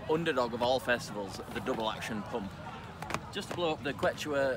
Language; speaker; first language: English; native; English